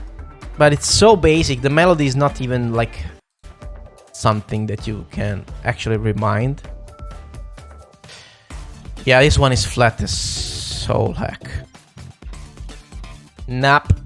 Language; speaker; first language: English; non-native, fluent; Italian